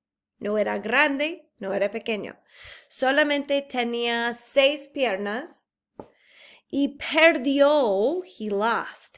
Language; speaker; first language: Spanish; non-native, fluent; English